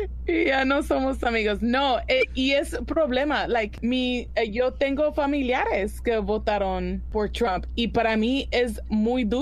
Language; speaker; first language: Spanish; early bilingual, heritage; Spanish